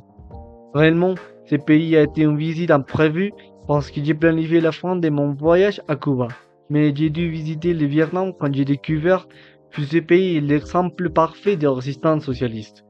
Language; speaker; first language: French; non-native, learner; Spanish